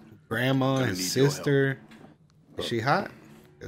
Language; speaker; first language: English; native; English